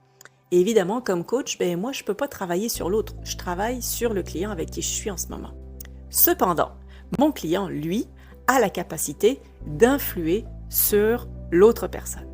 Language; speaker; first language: French; native; French